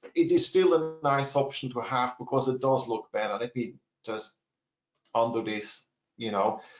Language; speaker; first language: English; non-native, fluent; German